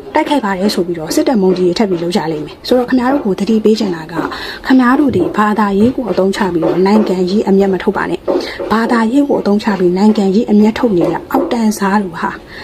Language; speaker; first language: Burmese; native; Burmese